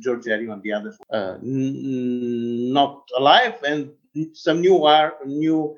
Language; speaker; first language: English; non-native, fluent; Romanian